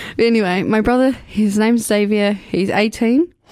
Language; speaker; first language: English; native; English